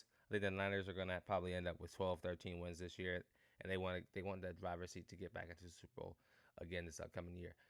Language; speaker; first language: English; native; English